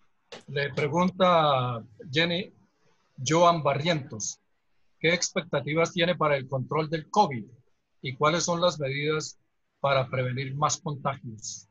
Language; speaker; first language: Spanish; native; Spanish